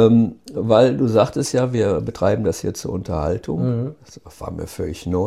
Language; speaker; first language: German; native; German